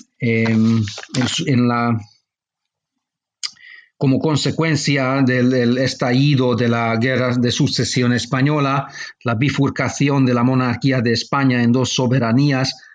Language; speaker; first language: Spanish; non-native, fluent; Hungarian